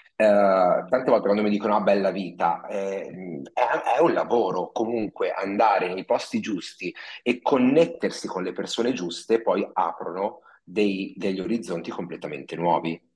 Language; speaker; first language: Italian; native; Italian